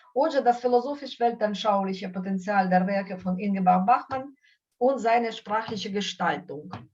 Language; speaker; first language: German; non-native, fluent; Ukrainian